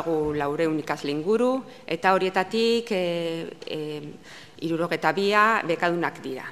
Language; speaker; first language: Basque; non-native, local second language; Spanish